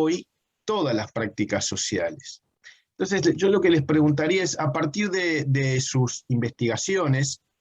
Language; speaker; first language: Spanish; native; Spanish